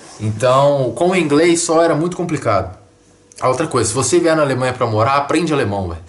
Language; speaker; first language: Portuguese; native; Portuguese